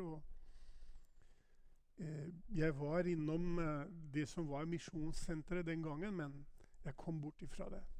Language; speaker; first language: Norwegian; non-native, fluent; Albanian